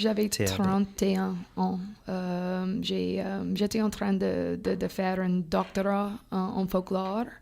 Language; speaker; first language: French; non-native, fluent; English